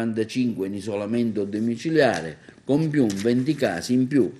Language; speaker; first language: Italian; native; Italian